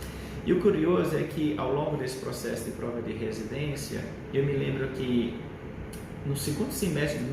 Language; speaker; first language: Portuguese; native; Portuguese